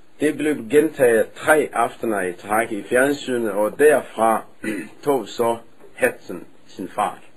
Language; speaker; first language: Danish; non-native, fluent; Somali